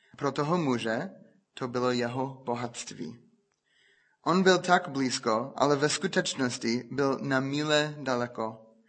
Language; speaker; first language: Czech; non-native, fluent; English